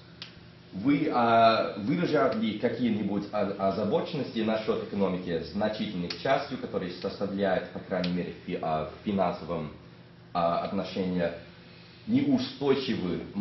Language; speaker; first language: Russian; non-native, fluent; English